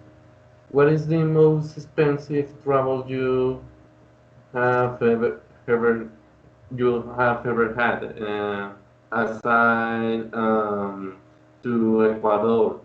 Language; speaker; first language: English; non-native, learner; Spanish